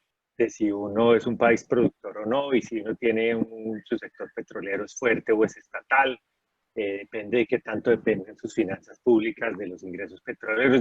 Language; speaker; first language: Spanish; native; Spanish